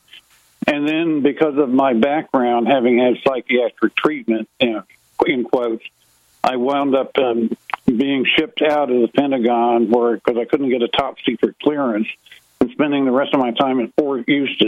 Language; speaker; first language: English; native; English